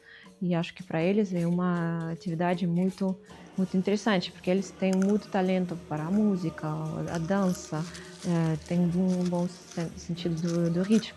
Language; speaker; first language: Portuguese; non-native, fluent; Russian